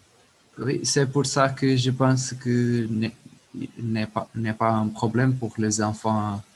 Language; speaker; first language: French; non-native, learner; Portuguese